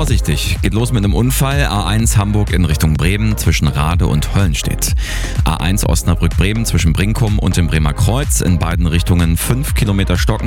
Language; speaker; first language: German; native; German